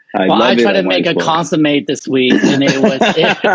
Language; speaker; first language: English; non-native, fluent; Chinese